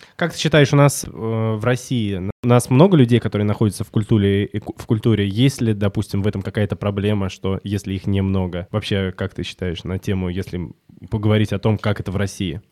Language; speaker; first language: Russian; native; Russian